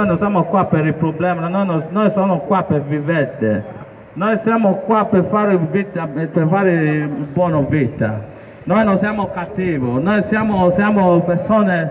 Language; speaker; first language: Italian; non-native, learner; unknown